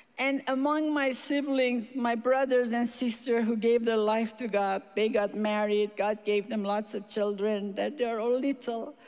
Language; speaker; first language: English; non-native, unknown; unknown